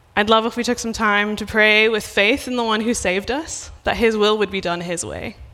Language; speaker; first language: English; native; English